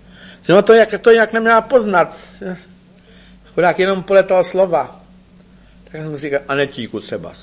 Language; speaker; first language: Czech; native; Czech